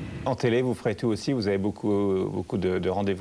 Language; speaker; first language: French; native; French